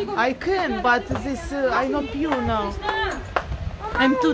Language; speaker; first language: English; non-native, learner; Russian